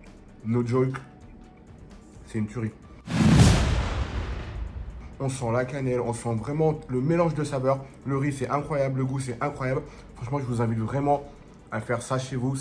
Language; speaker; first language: French; native; French